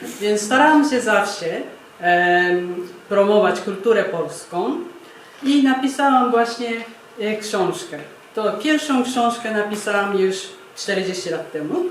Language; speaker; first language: Polish; non-native, fluent; Japanese